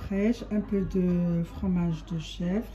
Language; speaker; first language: French; non-native, fluent; Arabic